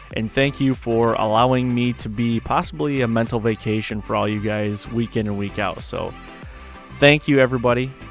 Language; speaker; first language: English; native; English